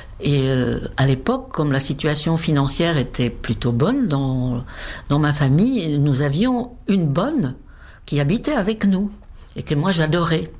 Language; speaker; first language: French; non-native, fluent; Czech